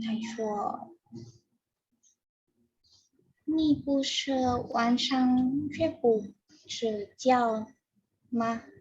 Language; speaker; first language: Chinese; non-native, learner; Indonesian